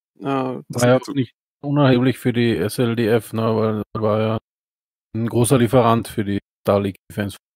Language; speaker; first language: German; native; German